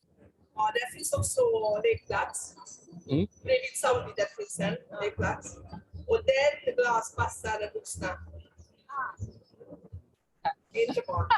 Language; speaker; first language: Swedish; non-native, learner; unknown